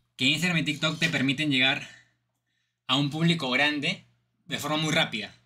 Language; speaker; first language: Spanish; native; Spanish